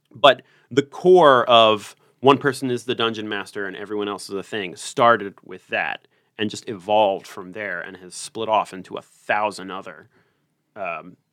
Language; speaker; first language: English; native; English